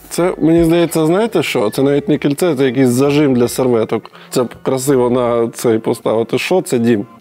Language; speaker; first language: Ukrainian; non-native, local second language; Russian